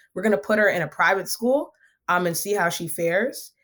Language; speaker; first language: English; early bilingual, other home language; Akan